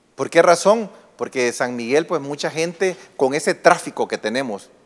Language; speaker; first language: Spanish; native; Spanish